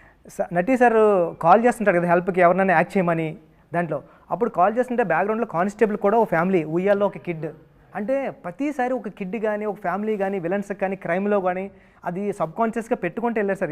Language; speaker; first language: Telugu; native; Telugu